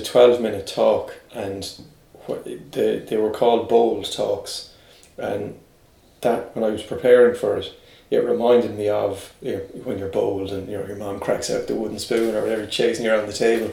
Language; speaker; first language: English; native; English